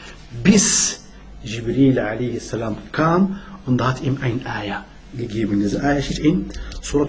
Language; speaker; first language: German; non-native, learner; Arabic